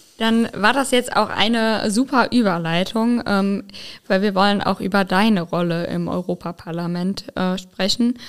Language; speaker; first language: German; native; German